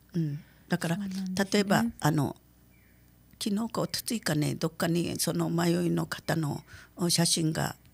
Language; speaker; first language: Japanese; native; Japanese